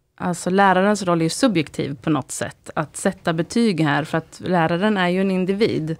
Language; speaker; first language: Swedish; native; Swedish